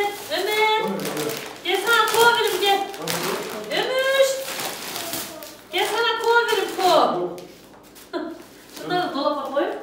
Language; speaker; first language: Turkish; native; Turkish